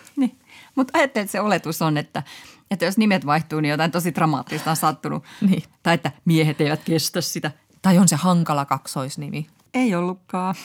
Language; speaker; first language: Finnish; native; Finnish